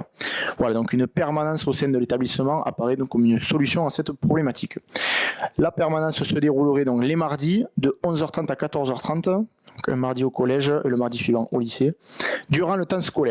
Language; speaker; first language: French; native; French